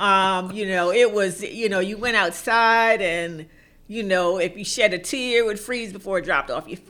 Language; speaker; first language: English; native; English